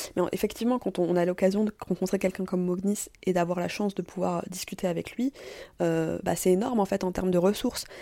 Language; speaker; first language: French; native; French